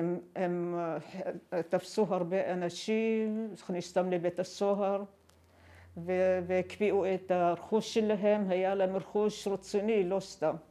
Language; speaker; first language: Hebrew; non-native, fluent; Arabic